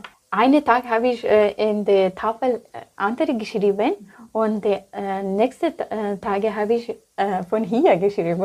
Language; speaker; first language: German; non-native, learner; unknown